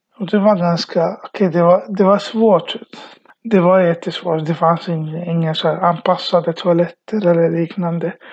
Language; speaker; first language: Swedish; early bilingual, other home language; Arabic